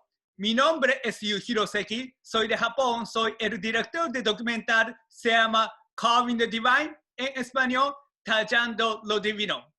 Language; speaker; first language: Spanish; non-native, fluent; Japanese